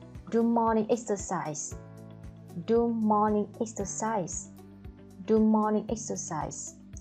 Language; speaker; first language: English; non-native, fluent; Vietnamese